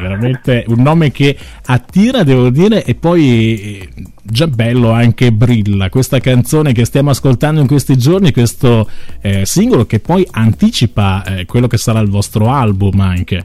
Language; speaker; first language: Italian; native; Italian